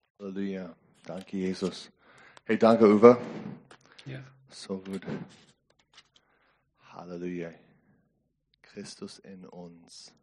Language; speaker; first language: German; non-native, learner; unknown